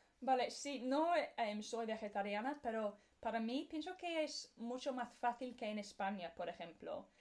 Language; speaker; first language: Spanish; non-native, fluent; English